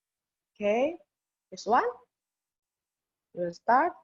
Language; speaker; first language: English; non-native, learner; Indonesian